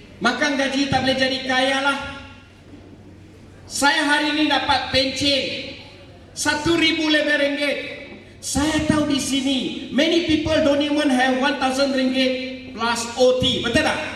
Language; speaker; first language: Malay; non-native, local second language; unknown